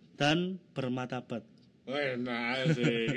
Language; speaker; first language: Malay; non-native, local second language; Javanese